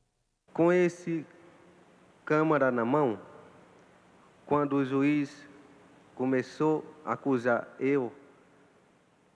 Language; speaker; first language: Portuguese; non-native, local second language; Kayapó